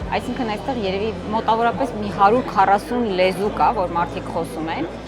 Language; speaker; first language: Armenian; native; Armenian